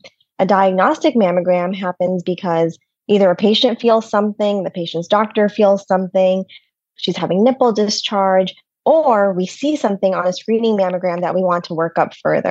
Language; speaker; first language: English; native; English